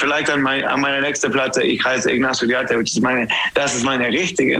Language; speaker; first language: German; non-native, learner; English